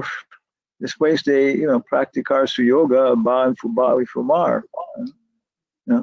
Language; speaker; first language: Spanish; non-native, learner; English